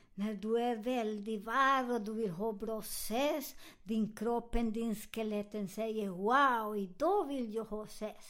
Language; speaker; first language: Swedish; non-native, learner; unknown